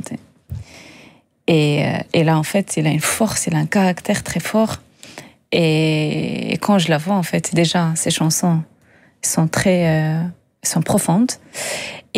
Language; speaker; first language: French; non-native, local second language; Tachelhit